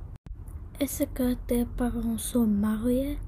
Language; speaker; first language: French; non-native, learner; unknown